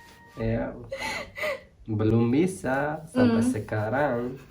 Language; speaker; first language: Indonesian; non-native, learner; German